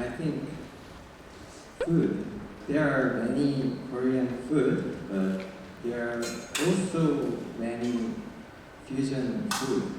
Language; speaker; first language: English; non-native, learner; Korean